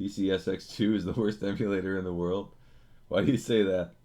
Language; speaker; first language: English; native; English